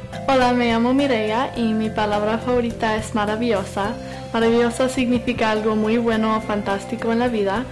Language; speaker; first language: Spanish; early bilingual, other home language; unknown